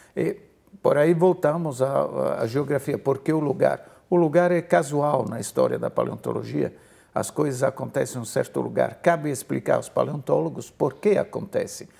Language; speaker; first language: Portuguese; non-native, fluent; Italian